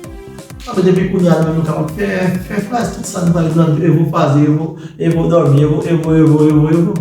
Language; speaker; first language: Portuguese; non-native, learner; Haitian Creole